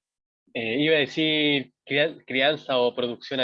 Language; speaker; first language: Spanish; native; Spanish